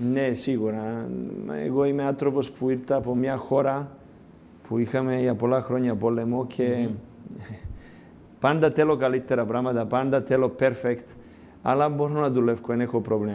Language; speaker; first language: Greek; non-native, learner; Serbian